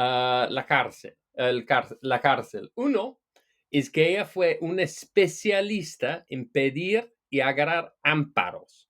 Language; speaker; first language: Spanish; non-native, fluent; English